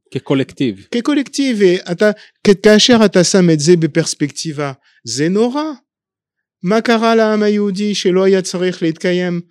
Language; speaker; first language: Hebrew; non-native, fluent; French